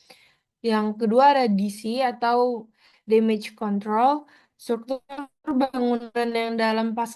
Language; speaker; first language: Indonesian; native; Indonesian